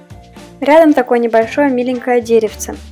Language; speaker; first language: Russian; native; Russian